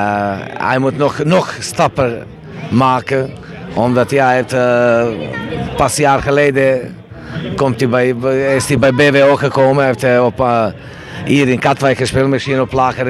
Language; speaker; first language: Dutch; non-native, fluent; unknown